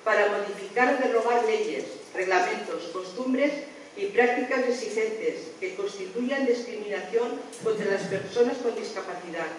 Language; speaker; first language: Spanish; non-native, local second language; Catalan